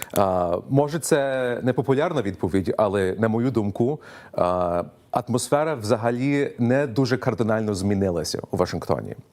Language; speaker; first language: Ukrainian; early bilingual, heritage; Ukrainian